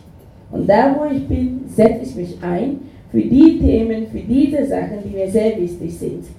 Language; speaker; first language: German; non-native, fluent; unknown